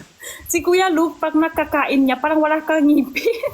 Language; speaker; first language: Filipino; non-native, learner; Chinese